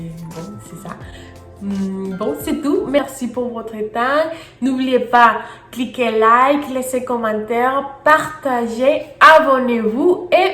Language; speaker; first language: French; non-native, fluent; Spanish